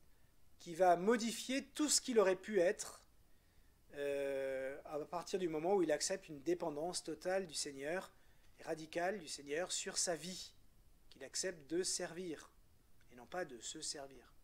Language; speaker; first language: French; native; French